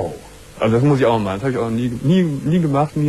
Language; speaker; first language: German; native; German